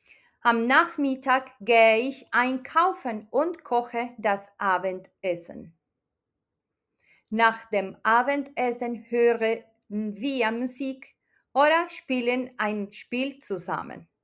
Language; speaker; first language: German; non-native, fluent; Spanish